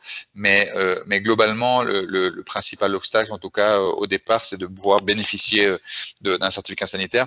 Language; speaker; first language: French; native; French